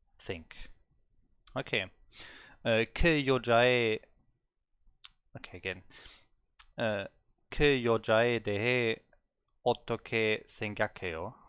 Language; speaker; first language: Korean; non-native, learner; German